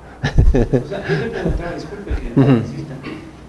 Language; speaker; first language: Spanish; native; Spanish